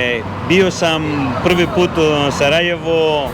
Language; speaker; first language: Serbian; non-native, learner; Greek